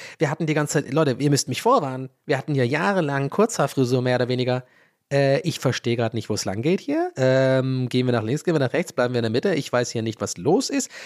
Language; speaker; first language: German; early bilingual, other home language; English